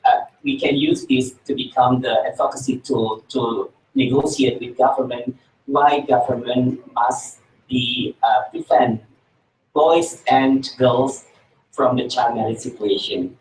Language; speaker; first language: English; non-native, learner; Indonesian